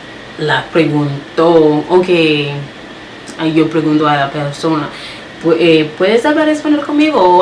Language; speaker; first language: Spanish; non-native, learner; Haitian Creole